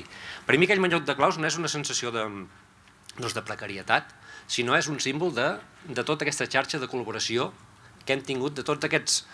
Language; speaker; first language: Catalan; native; Catalan